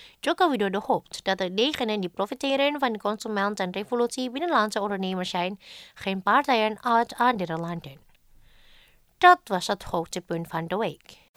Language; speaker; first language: Dutch; non-native, fluent; Indonesian